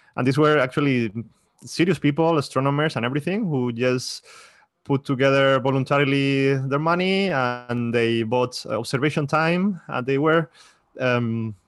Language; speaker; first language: English; non-native, fluent; Spanish